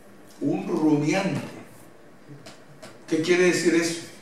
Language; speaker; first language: Spanish; native; Spanish